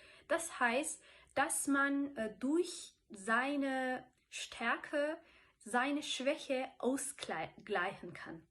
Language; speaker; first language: German; non-native, fluent; Turkish